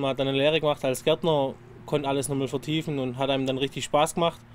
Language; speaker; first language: German; native; German